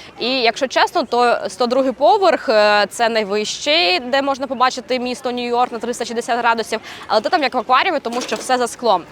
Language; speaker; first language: Ukrainian; native; Ukrainian